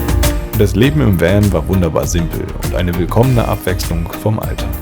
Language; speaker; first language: German; native; German